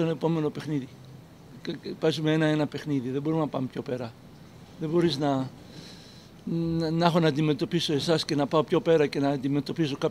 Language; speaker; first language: Greek; early bilingual, heritage; Greek